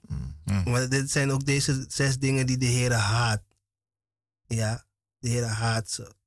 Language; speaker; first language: Dutch; native; Dutch